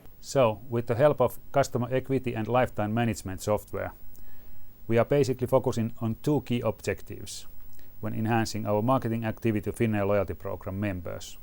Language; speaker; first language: English; non-native, fluent; Finnish